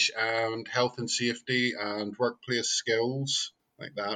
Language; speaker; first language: English; native; English